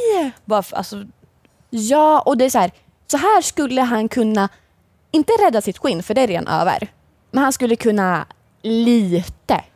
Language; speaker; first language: Swedish; native; Swedish